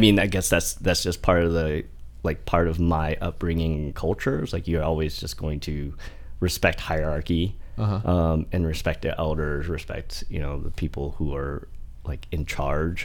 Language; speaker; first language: English; early bilingual, other home language; Vietnamese